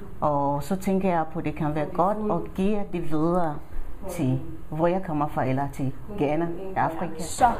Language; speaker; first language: Danish; non-native, fluent; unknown